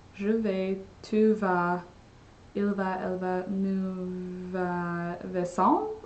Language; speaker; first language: French; non-native, learner; English